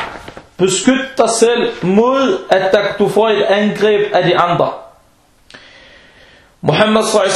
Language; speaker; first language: Danish; non-native, fluent; Arabic